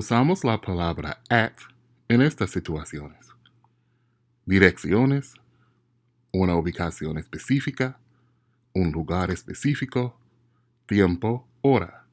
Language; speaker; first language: Spanish; non-native, fluent; English